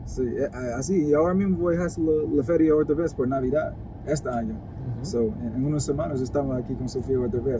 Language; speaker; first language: Spanish; non-native, learner; English